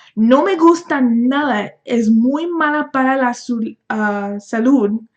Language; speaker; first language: Spanish; early bilingual, heritage; Spanish